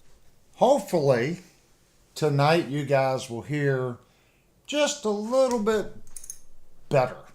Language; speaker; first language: English; native; English